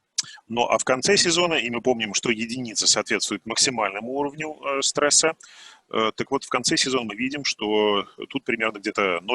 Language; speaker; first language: Russian; native; Russian